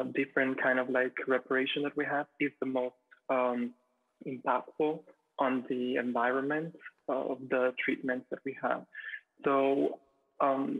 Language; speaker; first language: English; non-native, fluent; Italian